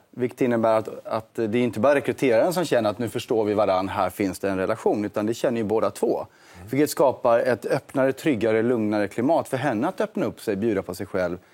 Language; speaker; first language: Swedish; native; Swedish